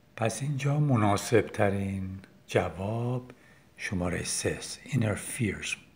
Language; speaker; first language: Persian; native; Persian